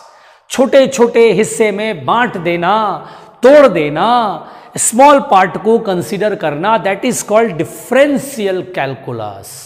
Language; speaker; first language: Hindi; native; Hindi